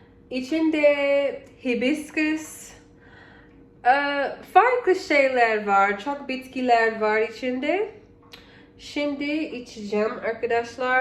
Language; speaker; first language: Turkish; non-native, learner; English